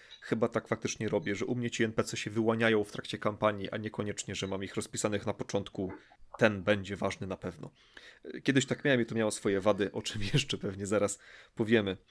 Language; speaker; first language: Polish; native; Polish